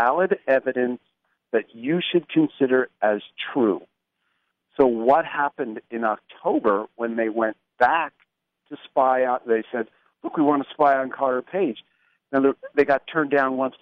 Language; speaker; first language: English; native; English